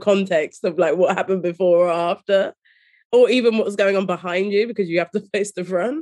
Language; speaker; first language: English; native; English